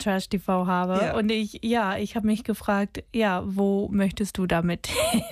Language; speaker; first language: German; non-native, fluent; English